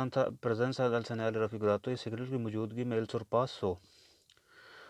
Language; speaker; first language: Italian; non-native, learner; Urdu